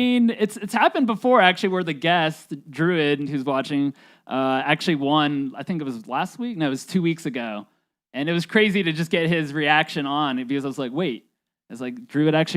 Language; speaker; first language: English; native; English